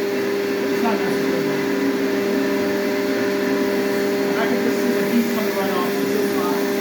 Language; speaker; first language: English; native; English